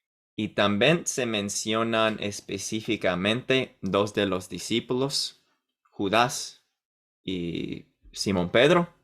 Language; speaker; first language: Spanish; non-native, fluent; English